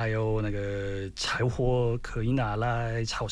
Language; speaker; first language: Chinese; non-native, fluent; Korean